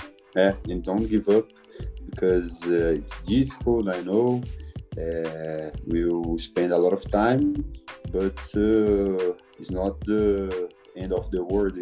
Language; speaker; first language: English; non-native, learner; Portuguese